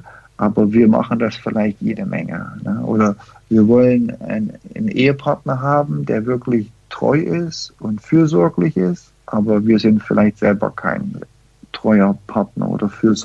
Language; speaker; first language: German; non-native, fluent; English